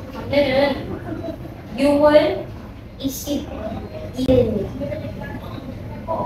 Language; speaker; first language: Korean; non-native, learner; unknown